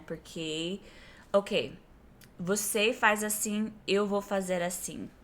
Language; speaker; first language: Portuguese; non-native, fluent; English